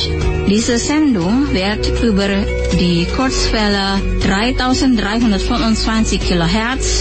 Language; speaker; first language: German; non-native, fluent; Indonesian